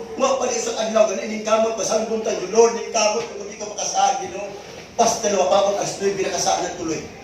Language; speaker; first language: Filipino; non-native, local second language; Cebuano